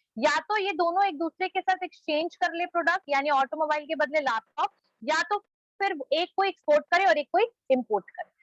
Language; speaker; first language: Hindi; native; Hindi